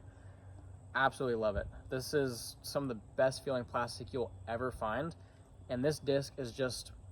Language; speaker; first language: English; native; English